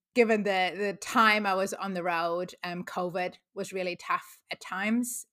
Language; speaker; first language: English; non-native, fluent; German